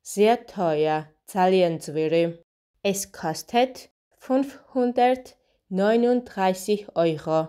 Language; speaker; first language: German; non-native, fluent; Georgian